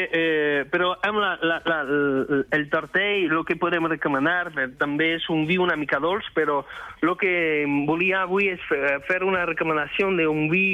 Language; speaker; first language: Catalan; non-native, fluent; French